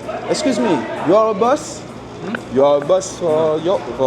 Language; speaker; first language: English; non-native, learner; French